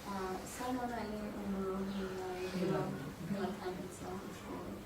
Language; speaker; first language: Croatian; non-native, learner; English